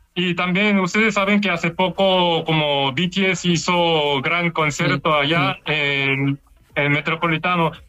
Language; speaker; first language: Spanish; non-native, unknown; Korean